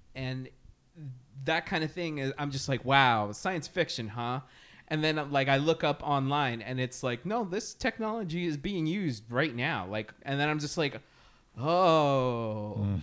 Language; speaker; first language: English; early bilingual, other home language; Spanish